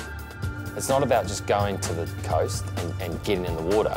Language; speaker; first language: English; native; English